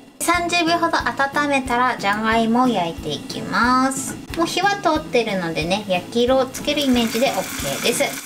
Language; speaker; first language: Japanese; native; Japanese